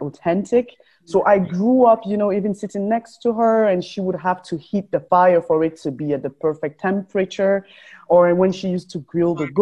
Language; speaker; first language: English; non-native, local second language; French